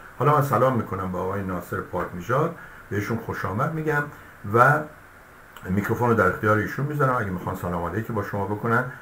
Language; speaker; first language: Persian; native; Persian